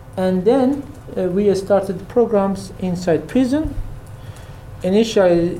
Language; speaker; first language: English; non-native, fluent; Persian